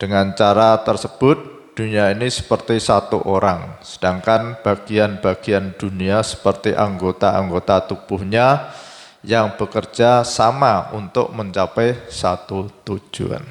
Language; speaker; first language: Indonesian; native; Indonesian